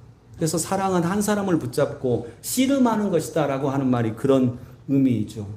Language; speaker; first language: Korean; native; Korean